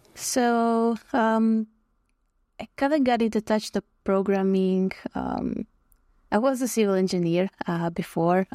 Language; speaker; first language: English; non-native, fluent; Croatian